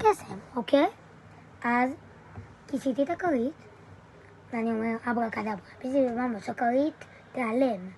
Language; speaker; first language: Hebrew; native; Hebrew